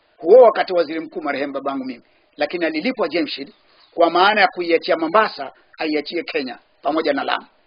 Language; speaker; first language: Swahili; native; Swahili